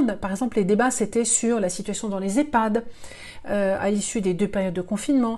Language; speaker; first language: French; native; French